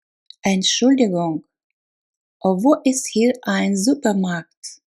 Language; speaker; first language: German; non-native, fluent; Russian